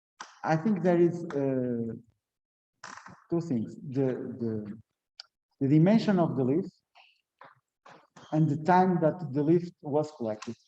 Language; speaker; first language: English; non-native, learner; Portuguese